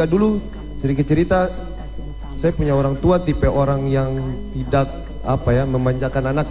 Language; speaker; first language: Indonesian; native; Indonesian